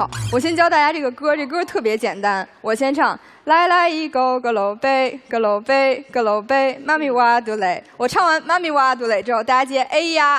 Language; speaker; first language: Chinese; native; Chinese